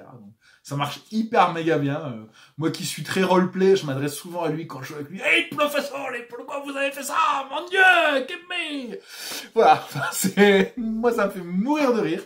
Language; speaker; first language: French; native; French